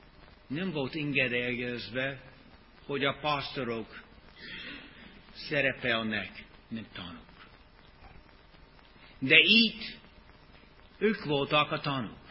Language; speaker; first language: Hungarian; non-native, fluent; English